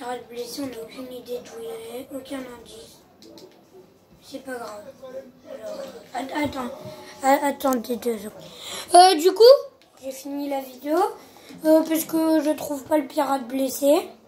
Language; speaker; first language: French; native; French